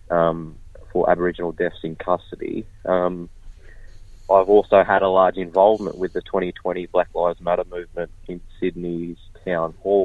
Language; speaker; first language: English; native; English